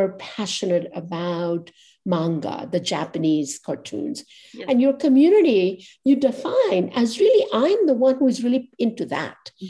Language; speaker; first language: English; non-native, local second language; Gujarati